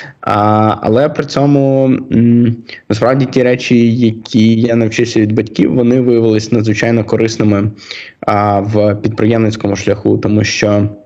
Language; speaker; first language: Ukrainian; native; Ukrainian